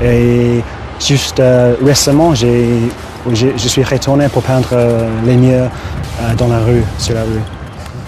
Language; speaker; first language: French; non-native, fluent; English